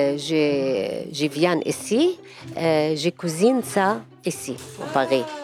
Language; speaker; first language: French; non-native, learner; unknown